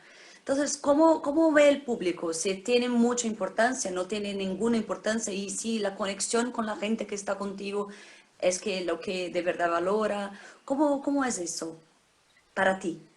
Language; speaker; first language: Spanish; non-native, fluent; Portuguese